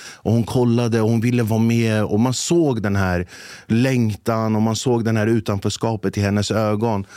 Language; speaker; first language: Swedish; early bilingual, other home language; Kurdish